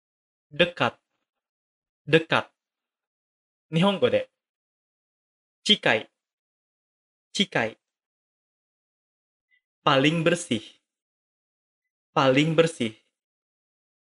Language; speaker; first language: Japanese; non-native, fluent; Indonesian